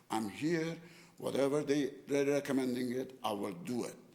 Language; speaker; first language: English; non-native, fluent; Persian